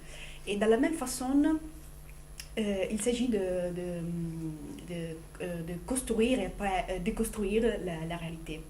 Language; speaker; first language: French; non-native, fluent; Italian